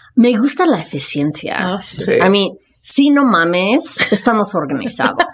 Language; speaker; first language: Spanish; non-native, fluent; English